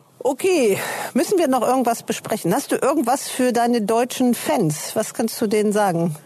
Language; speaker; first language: German; native; German